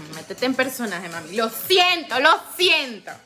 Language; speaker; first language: Spanish; native; Spanish